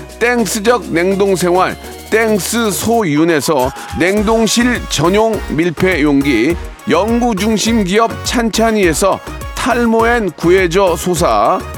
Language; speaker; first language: Korean; native; Korean